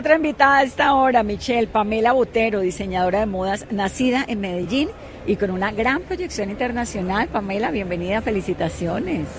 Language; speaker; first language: Spanish; native; Spanish